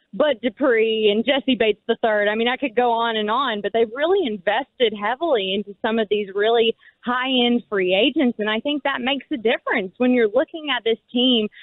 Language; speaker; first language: English; native; English